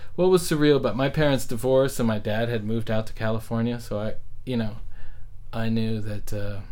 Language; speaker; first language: English; native; English